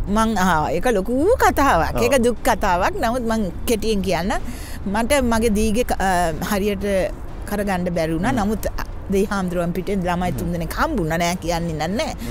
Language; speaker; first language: Sinhala; non-native, local second language; Tamil